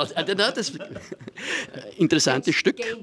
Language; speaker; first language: German; native; German